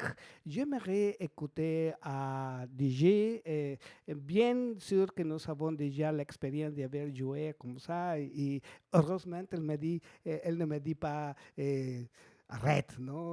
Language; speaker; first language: French; non-native, learner; Spanish